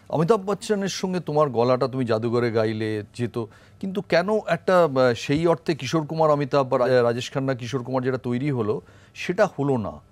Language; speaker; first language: Bangla; native; Bangla